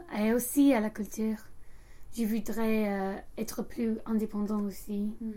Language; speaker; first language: French; non-native, learner; English